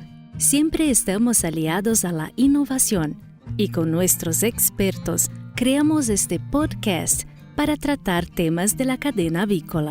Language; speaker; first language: Spanish; native; Spanish